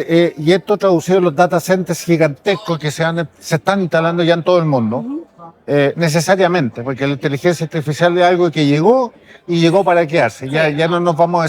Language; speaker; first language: Spanish; native; Spanish